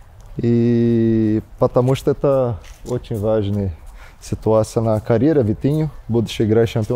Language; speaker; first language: Russian; non-native, learner; Portuguese